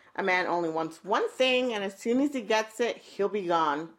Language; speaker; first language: English; native; English